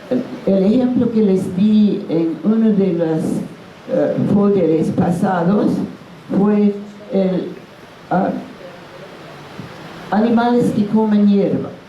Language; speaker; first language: Spanish; non-native, fluent; English